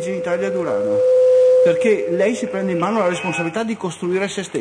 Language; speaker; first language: Italian; native; Italian